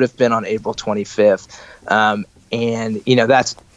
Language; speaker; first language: English; native; English